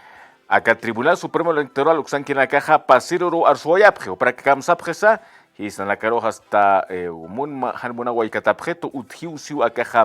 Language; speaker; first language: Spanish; non-native, local second language; Aymara